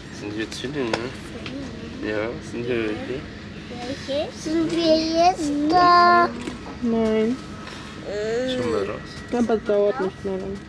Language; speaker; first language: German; early bilingual, other home language; Turkish